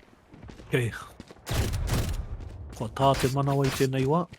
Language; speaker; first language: Māori; non-native, local second language; English